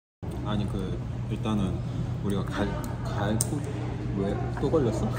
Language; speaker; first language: Korean; native; Korean